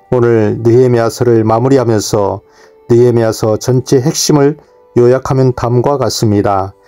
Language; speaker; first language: Korean; native; Korean